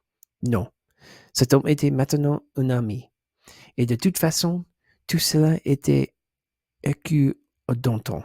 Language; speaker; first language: French; non-native, learner; English